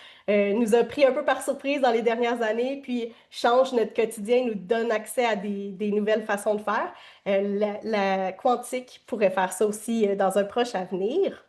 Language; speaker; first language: French; native; French